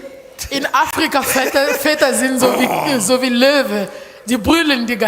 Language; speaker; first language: German; non-native, learner; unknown